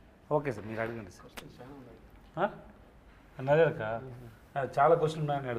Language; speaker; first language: Telugu; non-native, learner; Tamil